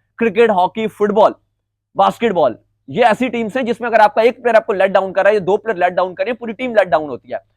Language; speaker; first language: Hindi; native; Hindi